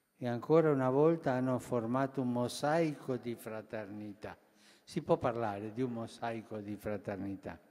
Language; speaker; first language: Italian; non-native, fluent; Spanish